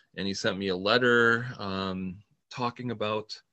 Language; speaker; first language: English; native; English